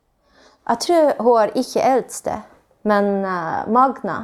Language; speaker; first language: Swedish; non-native, learner; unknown